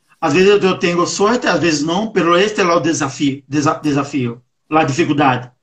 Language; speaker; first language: Portuguese; non-native, learner; Spanish